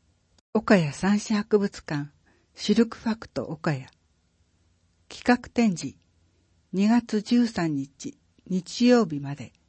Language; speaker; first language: Japanese; native; Japanese